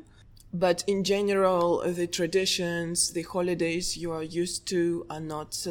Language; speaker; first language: English; non-native, fluent; Russian